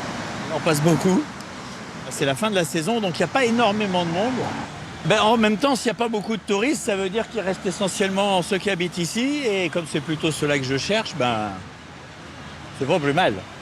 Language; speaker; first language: French; native; French